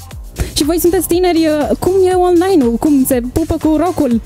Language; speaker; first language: Romanian; native; Romanian